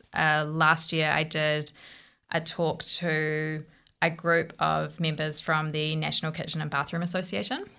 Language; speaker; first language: English; native; English